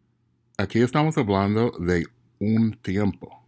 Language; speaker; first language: Spanish; non-native, fluent; English